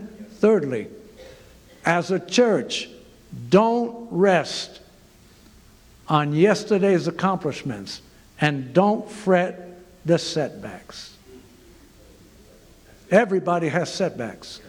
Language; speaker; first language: English; native; English